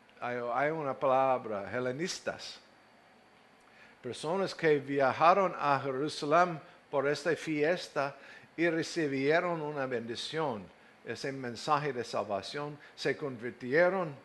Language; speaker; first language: Spanish; non-native, fluent; English